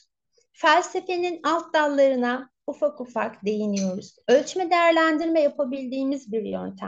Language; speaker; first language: Turkish; native; Turkish